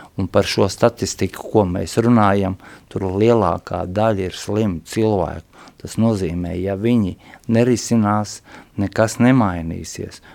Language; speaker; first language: Latvian; non-native, local second language; Russian